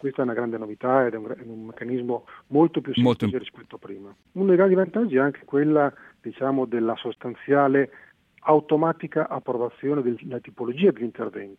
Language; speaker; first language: Italian; native; Italian